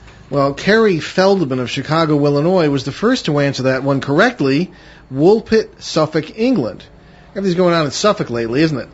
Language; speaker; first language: English; native; English